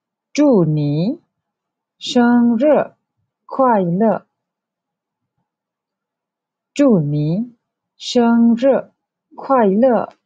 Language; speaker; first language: Chinese; non-native, local second language; Malay